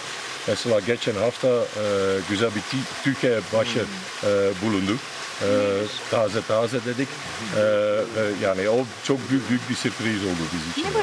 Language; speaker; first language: Turkish; non-native, fluent; Dutch